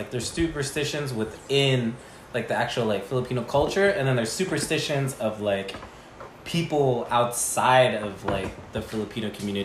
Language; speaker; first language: English; native; English